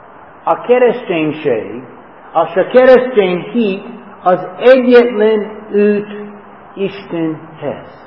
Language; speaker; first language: Hungarian; non-native, fluent; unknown